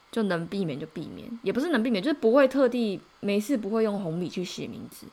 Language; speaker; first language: Chinese; native; Chinese